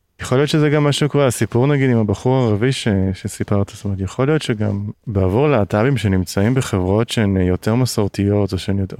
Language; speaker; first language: Hebrew; native; Hebrew